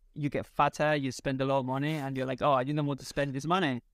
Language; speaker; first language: English; non-native, fluent; Spanish